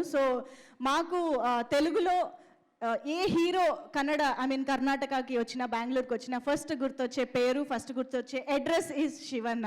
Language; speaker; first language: Telugu; native; Telugu